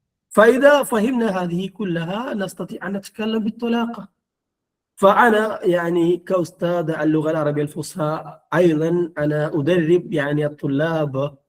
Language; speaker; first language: Arabic; non-native, fluent; Malayalam